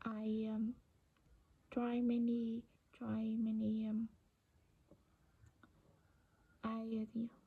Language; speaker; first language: English; non-native, learner; Vietnamese